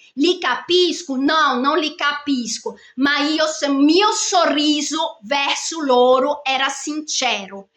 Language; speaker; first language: Italian; non-native, fluent; Portuguese